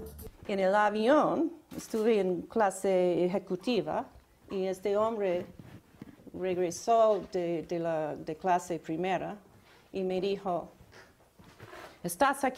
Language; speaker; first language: Spanish; non-native, fluent; English